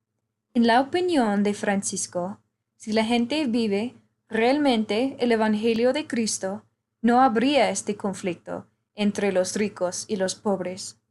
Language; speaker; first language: Spanish; non-native, learner; English